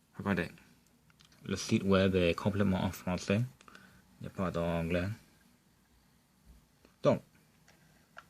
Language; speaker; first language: French; non-native, local second language; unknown